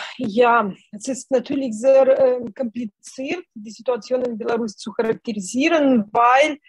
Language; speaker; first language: German; non-native, fluent; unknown